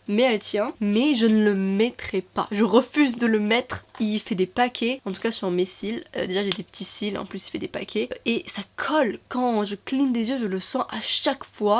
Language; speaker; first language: French; native; French